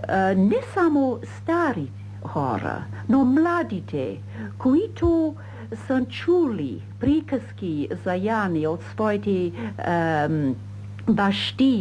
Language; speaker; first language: Bulgarian; non-native, fluent; English